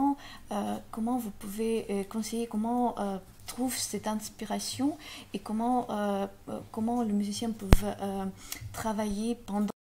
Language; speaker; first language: French; non-native, learner; Russian